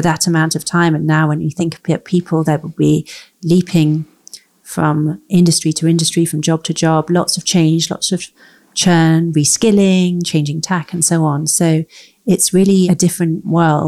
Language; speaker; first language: English; native; English